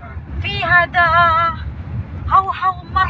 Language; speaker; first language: Arabic; non-native, learner; Cebuano